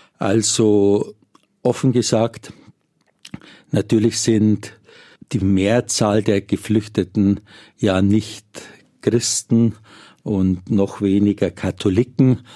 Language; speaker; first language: German; native; German